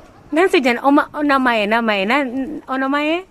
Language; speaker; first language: Japanese; non-native, fluent; Filipino